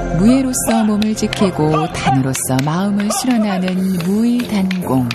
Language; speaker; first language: Korean; native; Korean